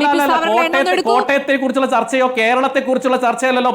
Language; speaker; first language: Malayalam; native; Malayalam